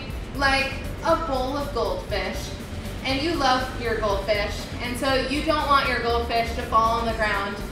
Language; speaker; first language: English; native; English